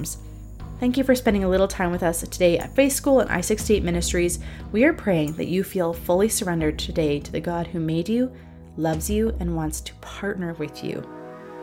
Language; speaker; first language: English; native; English